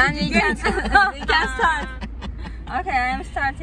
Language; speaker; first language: English; non-native, learner; Turkish